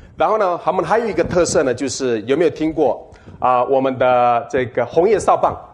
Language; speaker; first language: Chinese; non-native, local second language; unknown